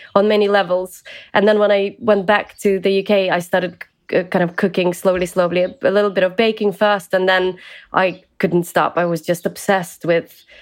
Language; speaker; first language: English; early bilingual, other home language; Ukrainian